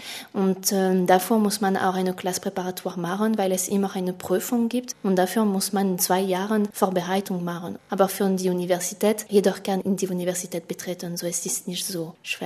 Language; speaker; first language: German; non-native, fluent; French